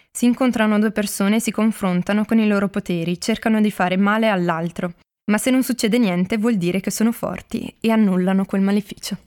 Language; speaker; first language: Italian; native; Italian